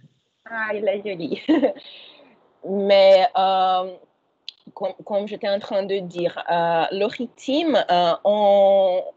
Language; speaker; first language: French; non-native, fluent; Portuguese